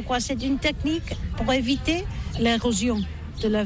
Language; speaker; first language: French; non-native, learner; Catalan